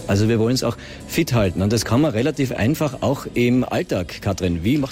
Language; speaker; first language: German; native; German